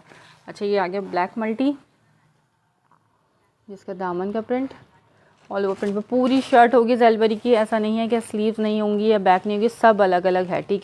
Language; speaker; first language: Urdu; native; Urdu